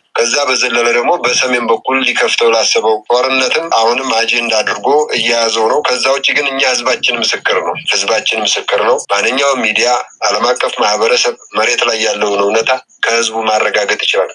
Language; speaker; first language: Amharic; native; Amharic